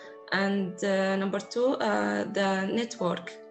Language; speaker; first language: English; non-native, learner; Arabic